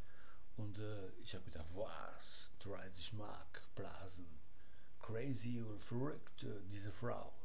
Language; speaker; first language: German; non-native, learner; English